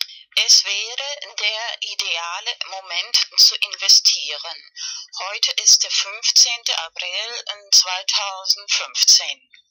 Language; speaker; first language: German; non-native, fluent; Spanish